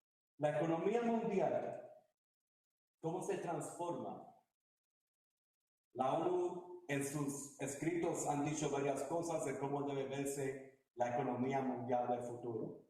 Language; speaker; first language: Spanish; early bilingual, heritage; Spanish